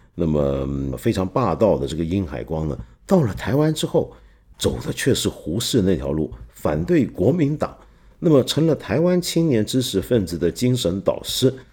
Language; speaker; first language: Chinese; non-native, local second language; Cantonese